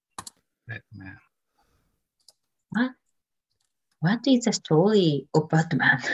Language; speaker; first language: English; non-native, learner; Japanese